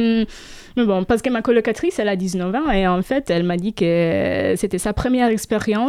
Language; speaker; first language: French; non-native, fluent; Italian